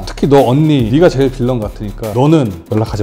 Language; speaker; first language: Korean; native; Korean